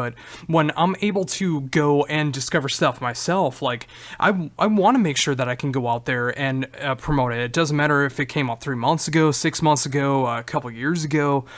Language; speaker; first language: English; native; English